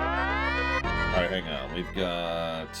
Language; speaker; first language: English; native; English